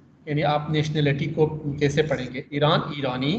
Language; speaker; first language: Urdu; native; Urdu